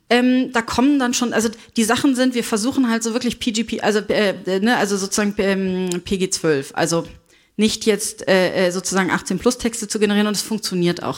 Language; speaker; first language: German; native; German